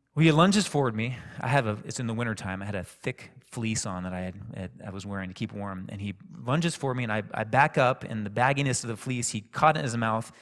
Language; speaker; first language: English; native; English